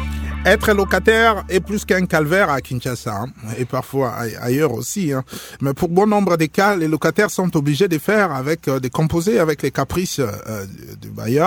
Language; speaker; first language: French; non-native, local second language; Lingala